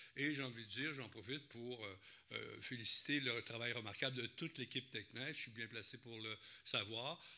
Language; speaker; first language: French; native; French